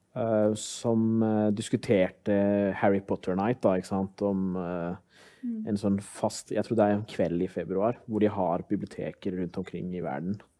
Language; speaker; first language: Norwegian; early bilingual, other home language; Somali